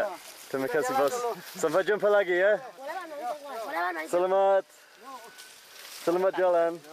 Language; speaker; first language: Indonesian; non-native, learner; English